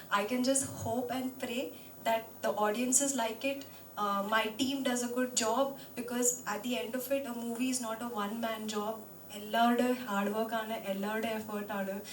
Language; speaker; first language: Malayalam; non-native, local second language; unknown